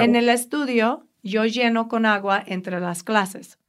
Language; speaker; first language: Spanish; early bilingual, heritage; Spanish